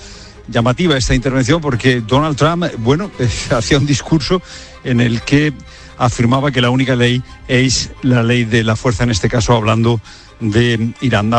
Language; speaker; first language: Spanish; native; Spanish